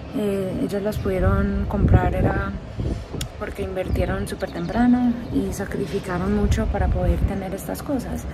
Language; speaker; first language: Spanish; early bilingual, heritage; Spanish